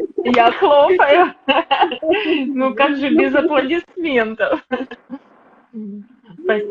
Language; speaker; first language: Russian; native; Russian